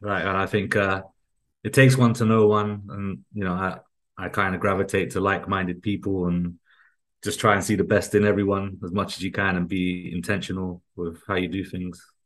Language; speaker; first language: English; early bilingual, other home language; Spanish